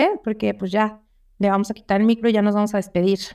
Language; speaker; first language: Spanish; native; Spanish